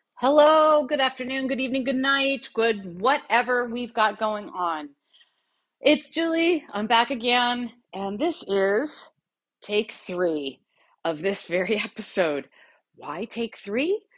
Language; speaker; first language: English; native; English